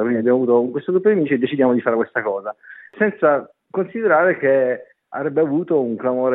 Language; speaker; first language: Italian; native; Italian